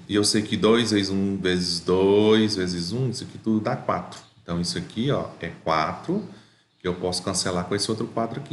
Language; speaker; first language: Portuguese; native; Portuguese